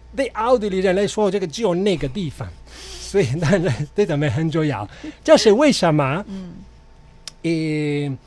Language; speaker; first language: Chinese; non-native, fluent; Italian